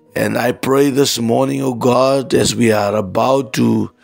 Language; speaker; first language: English; non-native, local second language; Afrikaans